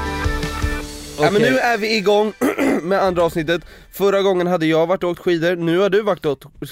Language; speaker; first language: Swedish; native; Swedish